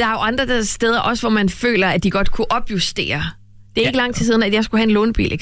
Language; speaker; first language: Danish; native; Danish